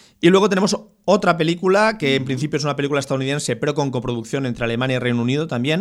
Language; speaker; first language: Spanish; native; Spanish